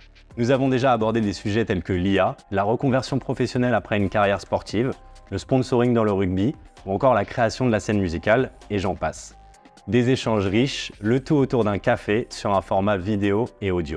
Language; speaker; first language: French; native; French